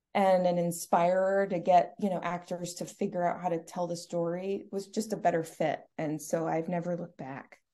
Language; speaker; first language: English; native; English